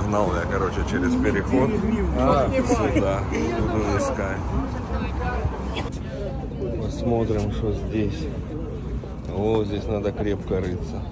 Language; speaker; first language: Russian; native; Russian